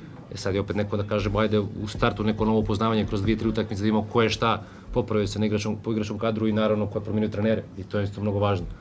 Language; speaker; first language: Serbian; native; Serbian